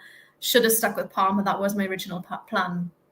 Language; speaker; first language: English; native; English